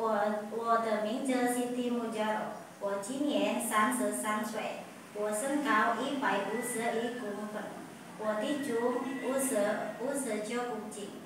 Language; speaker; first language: Chinese; non-native, learner; Indonesian